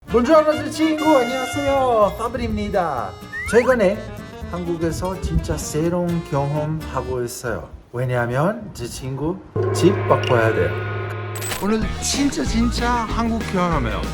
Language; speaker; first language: Korean; non-native, learner; Italian